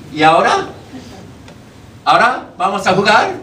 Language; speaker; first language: Spanish; non-native, fluent; English